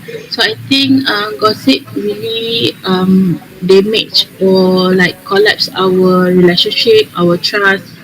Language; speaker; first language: English; non-native, learner; Malay